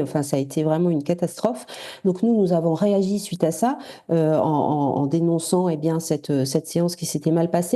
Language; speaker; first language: French; native; French